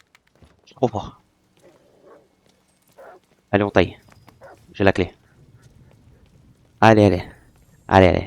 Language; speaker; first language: French; native; French